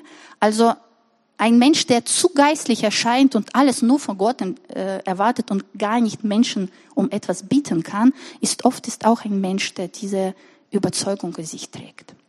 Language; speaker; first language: German; non-native, fluent; Russian